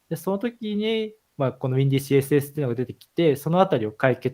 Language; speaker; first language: Japanese; native; Japanese